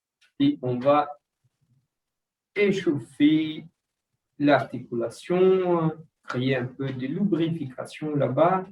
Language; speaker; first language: French; non-native, learner; Portuguese